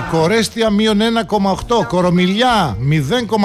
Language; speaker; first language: Greek; native; Greek